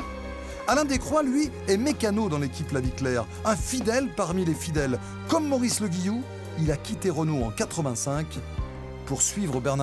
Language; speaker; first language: French; native; French